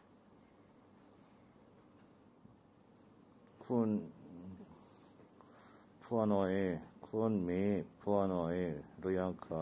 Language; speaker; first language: Thai; non-native, learner; Korean